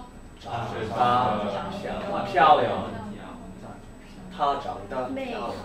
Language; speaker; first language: Chinese; non-native, learner; English